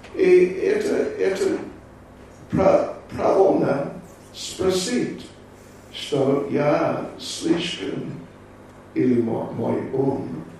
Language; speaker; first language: Russian; non-native, learner; English